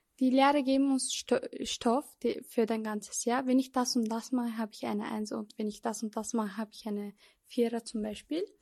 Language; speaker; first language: German; non-native, local second language; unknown